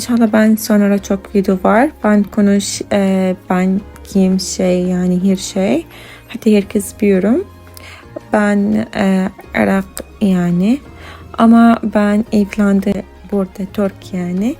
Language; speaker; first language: Turkish; non-native, learner; Arabic